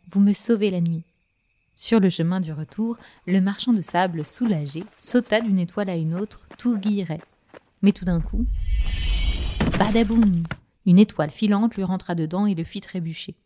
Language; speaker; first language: French; native; French